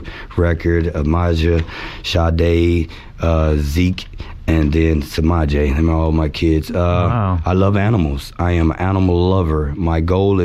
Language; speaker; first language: English; native; English